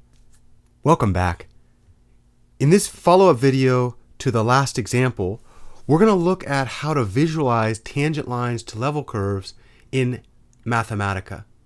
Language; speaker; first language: English; native; English